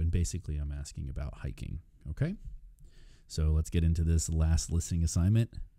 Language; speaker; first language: English; native; English